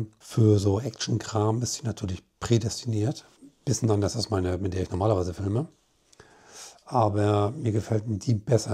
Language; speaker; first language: German; native; German